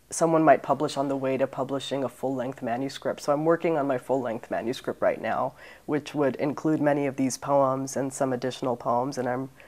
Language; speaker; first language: English; native; English